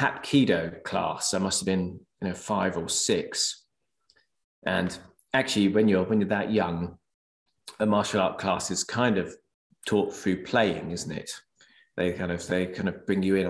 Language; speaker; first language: English; native; English